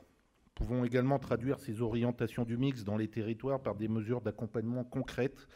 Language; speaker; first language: French; native; French